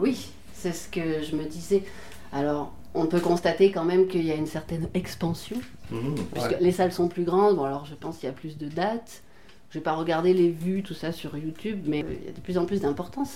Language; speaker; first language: French; native; French